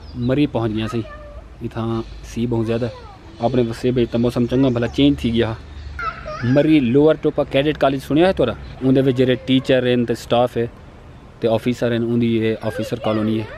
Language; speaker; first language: Punjabi; non-native, local second language; Saraiki